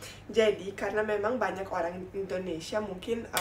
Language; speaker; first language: Indonesian; non-native, fluent; Bosnian